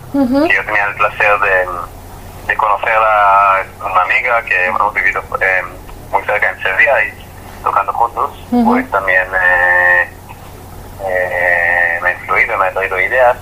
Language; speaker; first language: Spanish; non-native, fluent; Hebrew